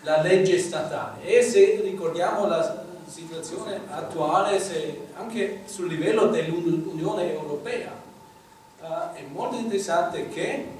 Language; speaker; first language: Italian; non-native, fluent; German